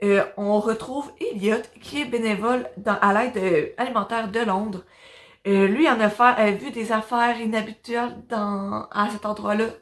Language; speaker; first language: French; native; French